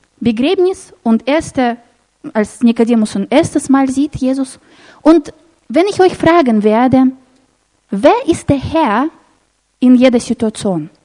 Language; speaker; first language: German; non-native, fluent; Russian